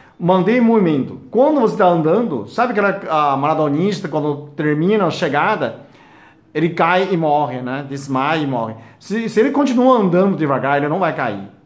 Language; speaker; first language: Portuguese; non-native, fluent; Chinese